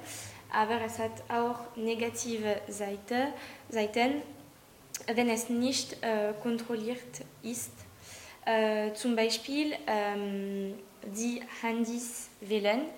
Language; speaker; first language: German; non-native, learner; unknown